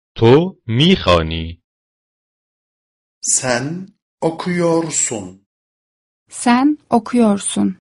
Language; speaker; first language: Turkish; non-native, fluent; Persian